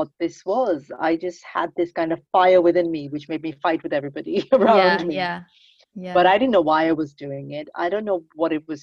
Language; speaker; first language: English; non-native, local second language; Hindi